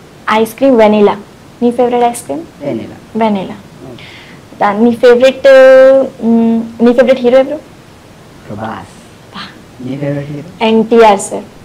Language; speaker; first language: Telugu; non-native, local second language; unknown